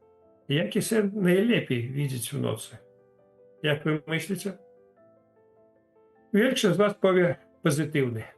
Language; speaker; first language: Polish; non-native, fluent; Russian